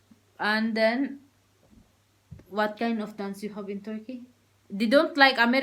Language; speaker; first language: English; non-native, learner; Filipino